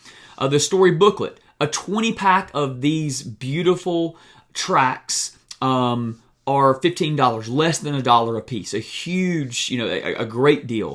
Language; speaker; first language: English; native; English